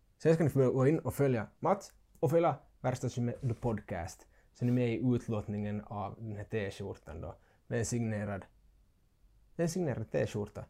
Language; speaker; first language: Swedish; native; Swedish